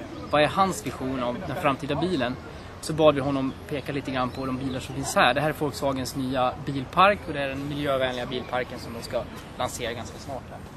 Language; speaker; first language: Swedish; native; Swedish